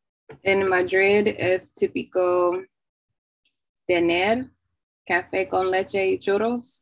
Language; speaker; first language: Spanish; non-native, learner; English